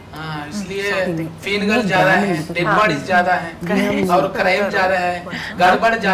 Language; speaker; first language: Hindi; non-native, local second language; Telugu